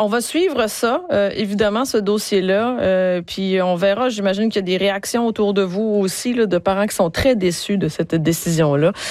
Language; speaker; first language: French; native; French